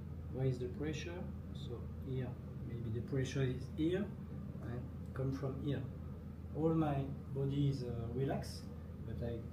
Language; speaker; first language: English; non-native, learner; French